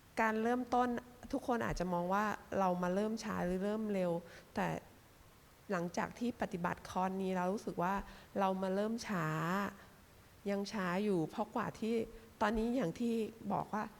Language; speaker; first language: Thai; native; Thai